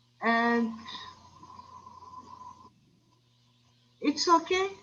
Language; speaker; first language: English; non-native, learner; Turkish